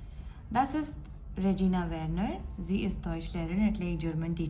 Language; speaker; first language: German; non-native, fluent; Gujarati